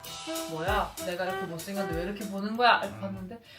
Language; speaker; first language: Korean; native; Korean